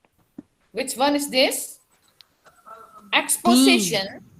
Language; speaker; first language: English; non-native, fluent; Javanese